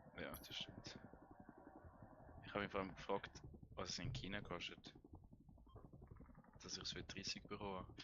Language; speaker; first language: German; native; German